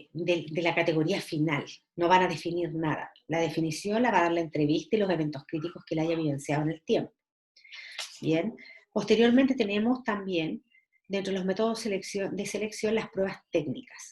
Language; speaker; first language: Spanish; native; Spanish